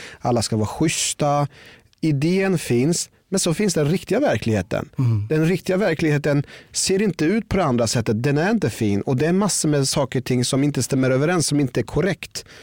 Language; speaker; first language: Swedish; early bilingual, other home language; Persian